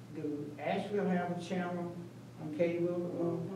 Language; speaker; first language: English; native; English